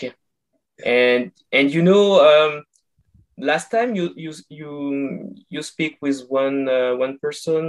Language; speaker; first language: English; non-native, fluent; French